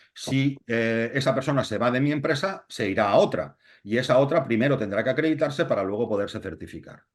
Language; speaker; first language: Spanish; native; Spanish